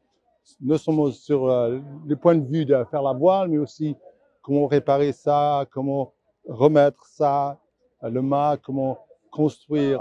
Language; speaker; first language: French; non-native, fluent; English